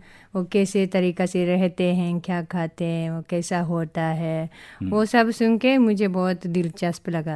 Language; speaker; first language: Hindi; non-native, fluent; Japanese